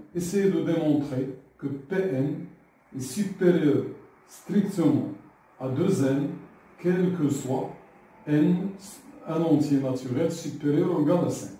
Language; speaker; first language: French; non-native, local second language; Arabic